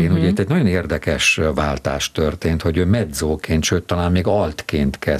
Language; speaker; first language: Hungarian; native; Hungarian